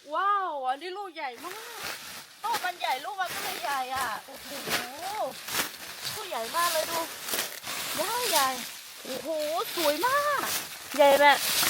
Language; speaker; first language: Thai; non-native, local second language; Lahu